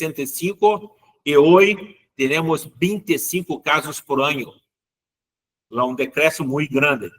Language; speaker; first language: Spanish; non-native, learner; Portuguese